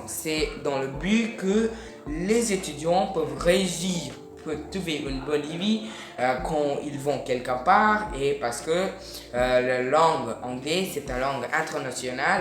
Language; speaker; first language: French; non-native, learner; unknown